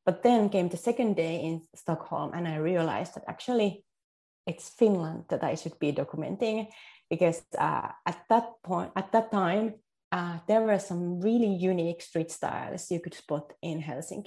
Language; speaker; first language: English; non-native, fluent; Finnish